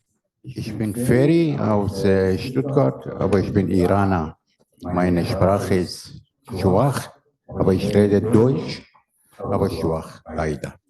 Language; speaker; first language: German; non-native, learner; Persian